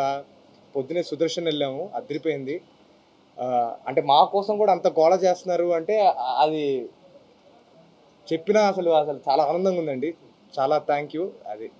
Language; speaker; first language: Telugu; non-native, fluent; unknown